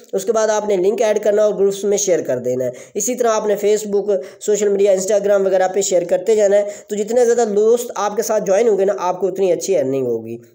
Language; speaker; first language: Urdu; non-native, local second language; Punjabi